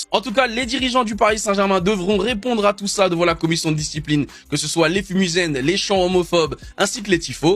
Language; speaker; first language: French; native; French